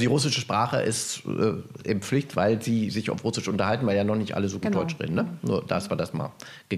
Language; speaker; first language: German; native; German